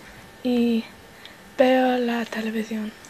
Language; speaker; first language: Spanish; non-native, learner; English